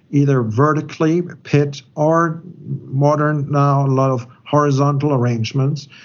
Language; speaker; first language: English; non-native, fluent; German